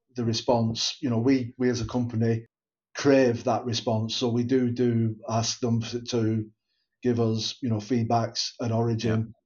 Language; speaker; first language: English; native; English